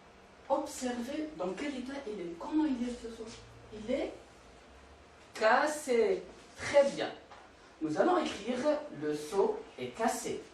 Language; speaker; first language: French; non-native, local second language; Arabic